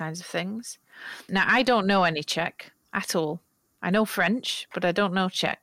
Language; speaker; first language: English; native; English